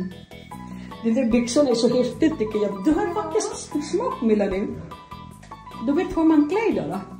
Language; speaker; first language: Swedish; non-native, learner; Filipino